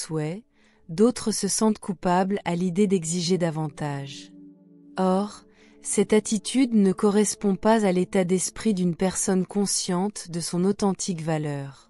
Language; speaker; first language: French; native; French